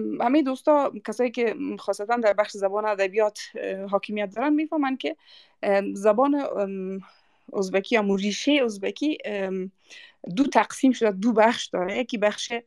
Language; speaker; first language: Persian; non-native, local second language; Uzbek